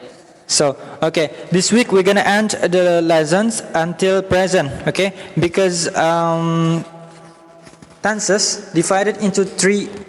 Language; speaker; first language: English; non-native, learner; Indonesian